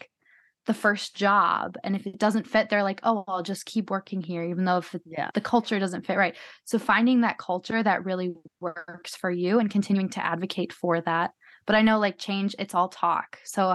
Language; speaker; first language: English; native; English